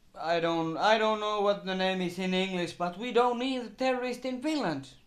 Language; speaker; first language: English; non-native, learner; Finnish